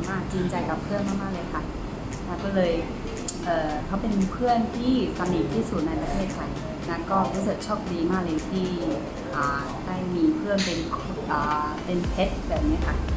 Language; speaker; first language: Thai; non-native, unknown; Chinese